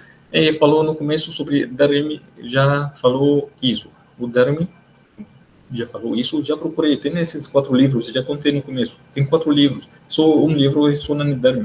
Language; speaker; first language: Portuguese; non-native, learner; Arabic